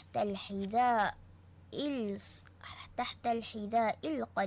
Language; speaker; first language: Arabic; non-native, learner; Malay